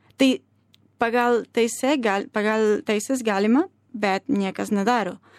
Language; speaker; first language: Lithuanian; non-native, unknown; Spanish